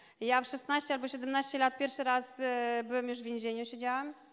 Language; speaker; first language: Polish; non-native, learner; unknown